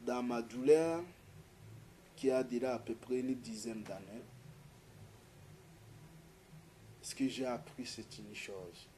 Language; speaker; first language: French; non-native, fluent; Kinyarwanda